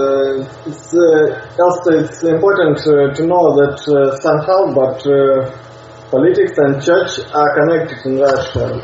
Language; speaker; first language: English; non-native, learner; Russian